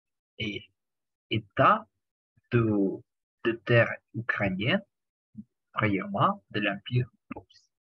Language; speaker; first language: French; non-native, learner; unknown